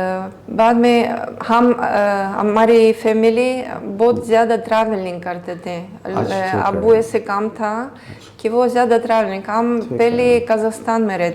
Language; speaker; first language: Hindi; non-native, learner; Greek